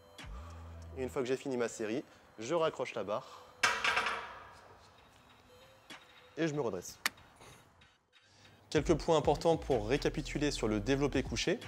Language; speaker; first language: French; native; French